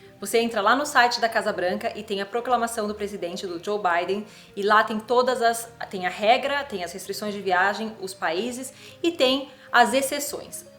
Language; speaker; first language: Portuguese; native; Portuguese